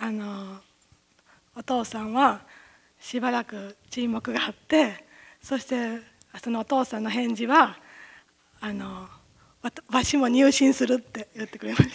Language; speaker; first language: Japanese; native; Japanese